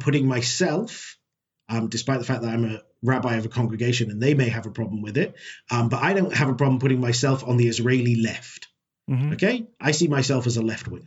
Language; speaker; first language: English; native; English